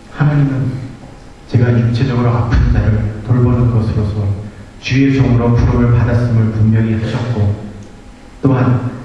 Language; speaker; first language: Korean; early bilingual, heritage; Korean